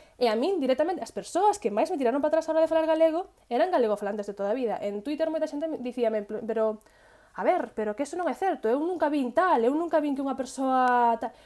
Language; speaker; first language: Galician; native; Galician